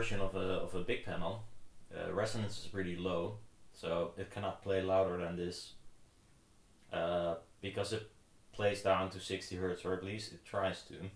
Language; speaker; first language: English; non-native, fluent; Dutch